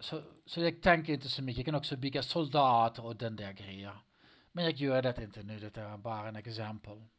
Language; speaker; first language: Swedish; non-native, learner; Dutch